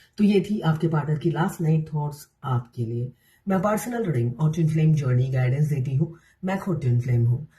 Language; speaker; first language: Hindi; native; Hindi